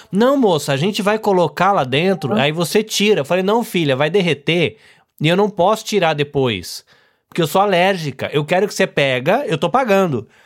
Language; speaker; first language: Portuguese; native; Portuguese